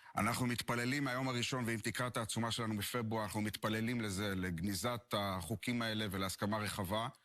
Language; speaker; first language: Hebrew; native; Hebrew